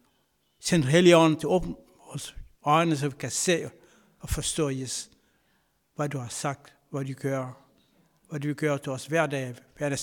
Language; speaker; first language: Danish; non-native, fluent; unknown